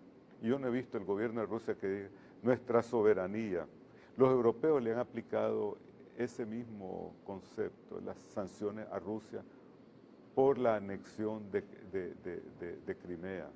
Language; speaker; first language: Spanish; native; Spanish